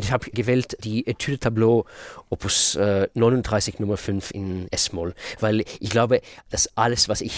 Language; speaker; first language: German; non-native, fluent; Russian